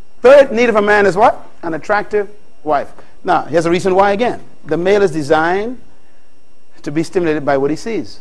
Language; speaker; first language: English; native; English